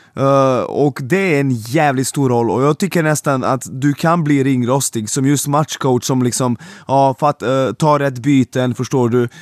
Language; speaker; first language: Swedish; non-native, fluent; Serbian